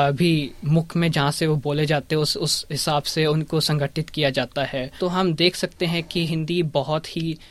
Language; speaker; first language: Hindi; early bilingual, heritage; Hindi